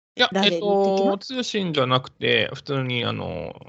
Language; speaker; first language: Japanese; native; Japanese